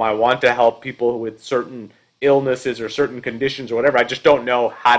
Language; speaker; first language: English; native; English